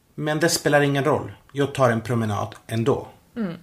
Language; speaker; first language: Swedish; non-native, fluent; Spanish